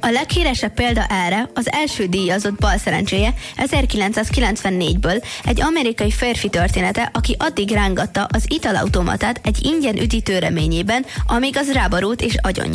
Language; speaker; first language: Hungarian; native; Hungarian